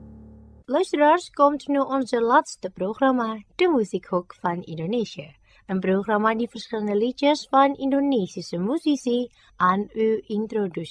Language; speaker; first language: Dutch; non-native, fluent; Indonesian